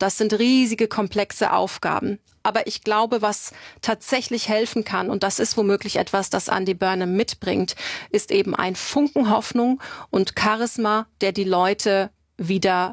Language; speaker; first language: German; native; German